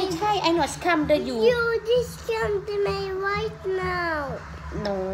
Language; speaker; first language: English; non-native, learner; Thai